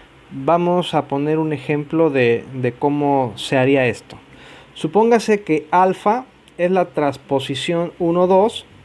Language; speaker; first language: Spanish; native; Spanish